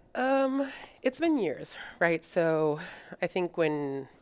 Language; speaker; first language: English; early bilingual, other home language; Spanish